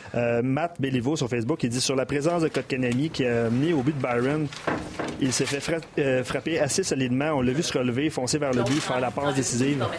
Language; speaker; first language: French; native; French